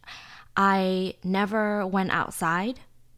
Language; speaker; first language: English; early bilingual, other home language; Chinese